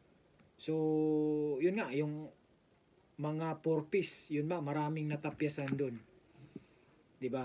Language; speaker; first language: Filipino; native; Filipino